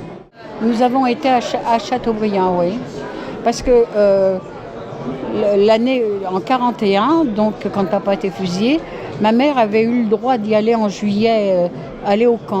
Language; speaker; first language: French; native; French